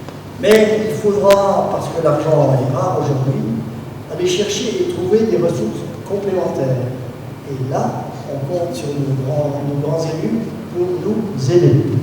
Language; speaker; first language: French; native; French